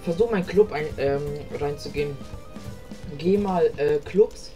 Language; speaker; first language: German; native; German